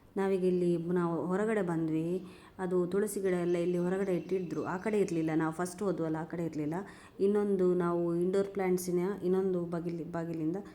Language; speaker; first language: Kannada; non-native, local second language; Tulu